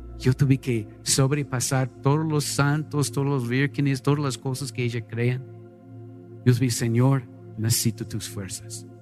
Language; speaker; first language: Spanish; non-native, fluent; English